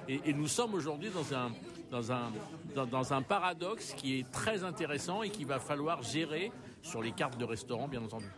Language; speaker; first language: French; native; French